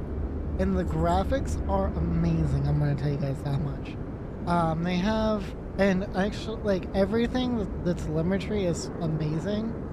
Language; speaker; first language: English; native; English